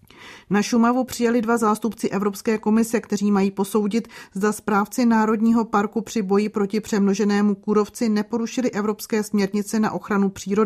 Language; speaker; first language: Czech; native; Czech